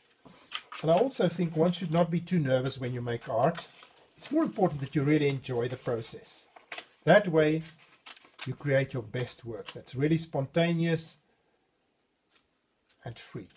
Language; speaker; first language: English; non-native, fluent; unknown